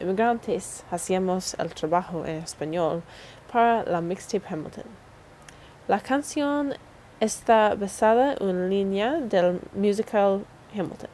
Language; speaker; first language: Spanish; non-native, learner; English